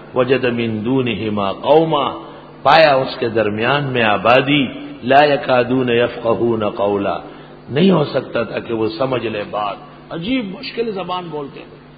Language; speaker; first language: Urdu; non-native, local second language; Pashto